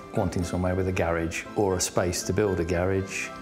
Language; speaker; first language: English; native; English